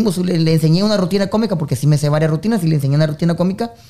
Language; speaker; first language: Spanish; native; Spanish